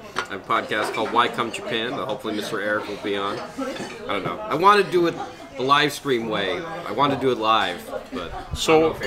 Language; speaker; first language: English; non-native, fluent; Japanese